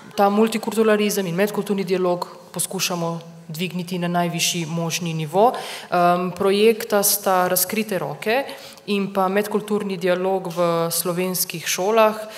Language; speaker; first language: Slovenian; native; Slovenian